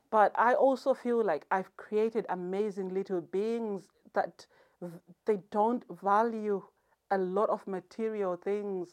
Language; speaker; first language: English; non-native, local second language; Shona